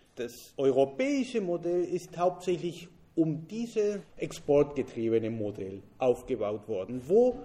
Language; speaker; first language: German; non-native, fluent; Spanish